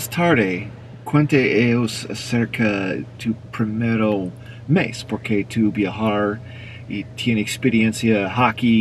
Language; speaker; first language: Spanish; non-native, learner; English